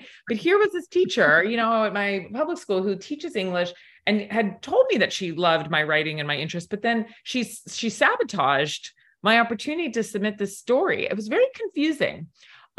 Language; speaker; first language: English; native; English